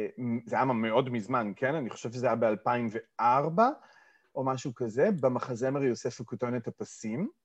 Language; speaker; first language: Hebrew; early bilingual, other home language; English